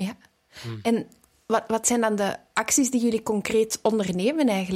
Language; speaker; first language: Dutch; native; Dutch